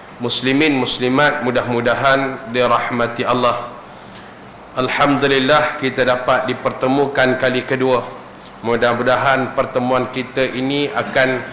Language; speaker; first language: Malay; native; Malay